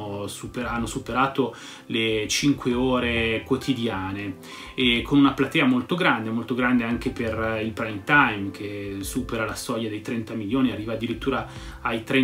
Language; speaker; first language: Italian; native; Italian